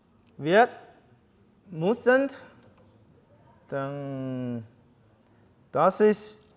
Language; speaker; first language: German; non-native, fluent; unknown